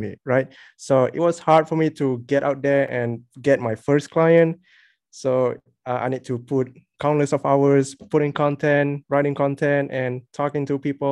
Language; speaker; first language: English; non-native, local second language; Malay